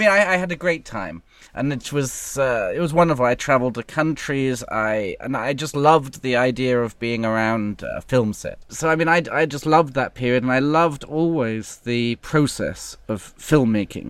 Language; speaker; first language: English; native; English